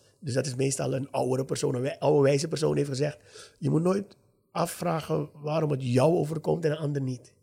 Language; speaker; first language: Dutch; native; Dutch